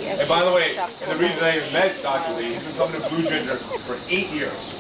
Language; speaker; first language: English; native; English